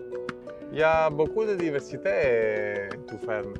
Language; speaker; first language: French; non-native, fluent; Italian